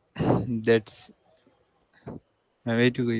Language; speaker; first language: English; non-native, learner; Bangla